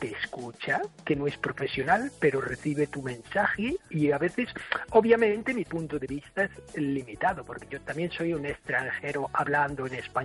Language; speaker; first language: Spanish; non-native, fluent; English